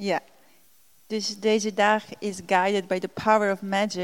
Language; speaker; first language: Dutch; non-native, learner; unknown